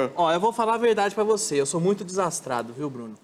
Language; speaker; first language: Portuguese; native; Portuguese